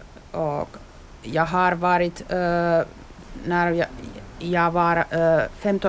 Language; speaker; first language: Swedish; non-native, learner; Finnish